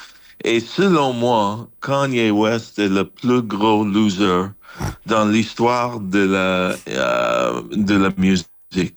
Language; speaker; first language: French; non-native, fluent; English